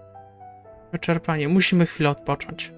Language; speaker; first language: Polish; native; Polish